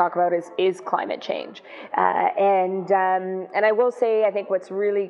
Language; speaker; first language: English; non-native, fluent; Greek